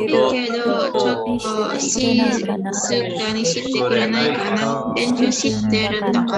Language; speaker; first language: Japanese; non-native, learner; Indonesian